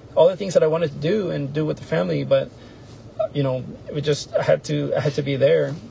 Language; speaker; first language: English; native; English